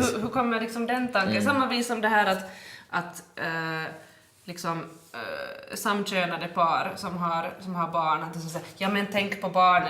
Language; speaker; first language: Swedish; native; Swedish